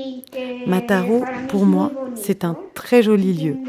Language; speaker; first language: French; non-native, learner; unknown